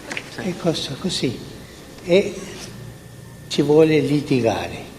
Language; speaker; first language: Italian; non-native, fluent; Spanish